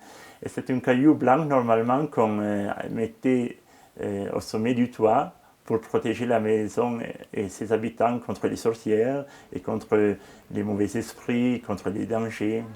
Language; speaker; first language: French; non-native, local second language; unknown